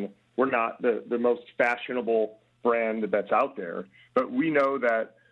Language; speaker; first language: English; native; English